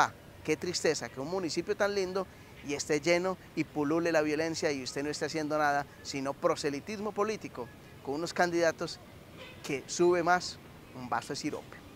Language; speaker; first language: Spanish; native; Spanish